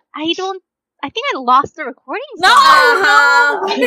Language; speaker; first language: English; native; English